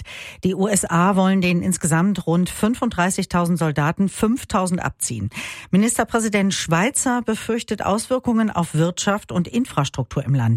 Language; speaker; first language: German; native; German